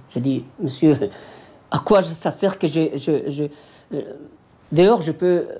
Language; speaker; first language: French; non-native, local second language; Somali